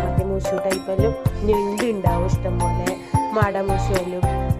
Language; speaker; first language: Malayalam; native; Malayalam